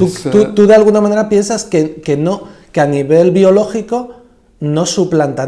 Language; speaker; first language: Spanish; native; Spanish